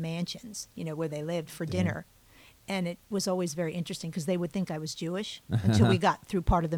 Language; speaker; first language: English; native; English